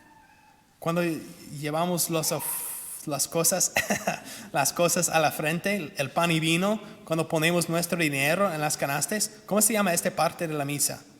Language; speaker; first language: Spanish; non-native, fluent; English